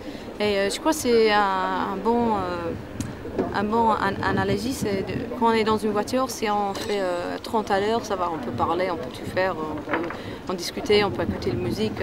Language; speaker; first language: French; non-native, fluent; English